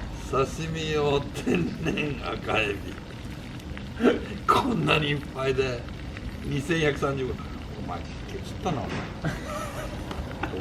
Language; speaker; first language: Japanese; native; Japanese